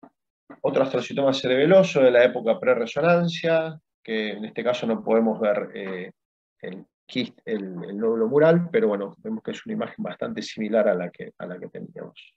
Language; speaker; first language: Spanish; native; Spanish